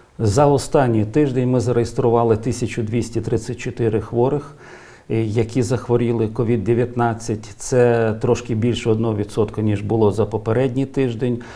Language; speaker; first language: Ukrainian; native; Ukrainian